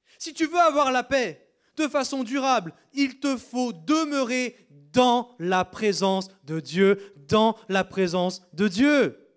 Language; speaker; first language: French; native; French